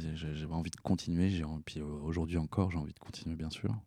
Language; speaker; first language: French; native; French